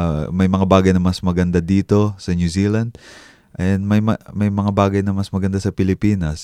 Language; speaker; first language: Filipino; non-native, local second language; Chavacano